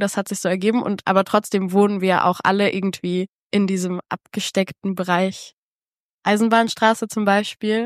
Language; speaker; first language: German; native; German